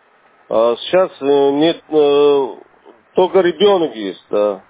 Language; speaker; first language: Russian; non-native, learner; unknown